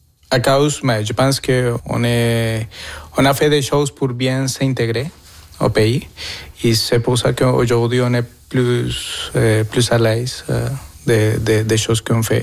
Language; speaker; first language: French; non-native, fluent; Spanish